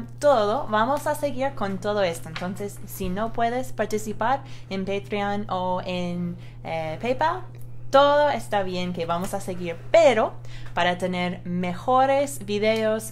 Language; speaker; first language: Spanish; non-native, fluent; English